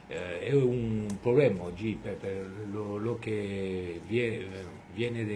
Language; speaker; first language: Italian; non-native, fluent; French